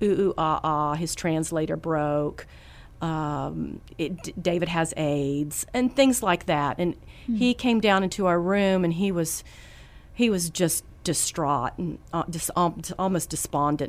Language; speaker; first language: English; native; English